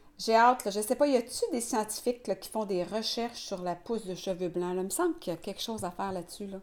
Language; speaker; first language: French; native; French